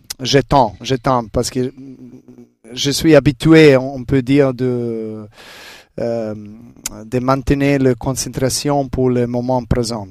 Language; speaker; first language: French; non-native, learner; Serbian